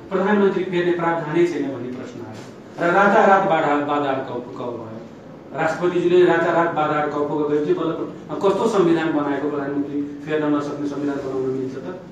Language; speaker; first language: Nepali; non-native, local second language; Maithili